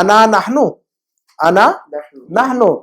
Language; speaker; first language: Arabic; non-native, fluent; Urdu